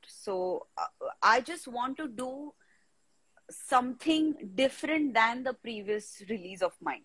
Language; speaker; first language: English; non-native, local second language; Marathi